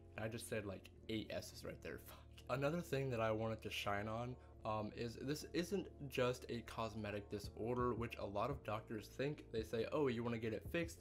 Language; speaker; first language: English; native; English